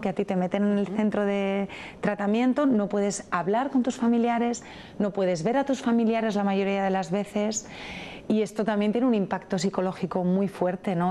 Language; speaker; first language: Spanish; native; Spanish